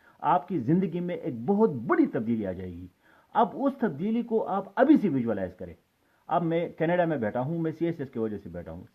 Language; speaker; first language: Urdu; non-native, local second language; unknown